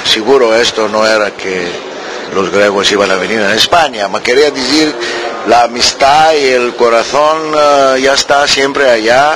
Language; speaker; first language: Spanish; early bilingual, heritage; Ladino